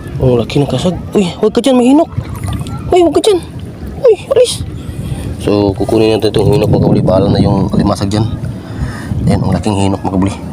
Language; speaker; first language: Filipino; non-native, local second language; Bikol